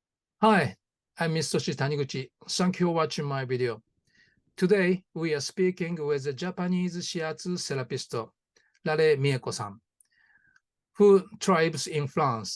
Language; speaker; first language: English; non-native, learner; Japanese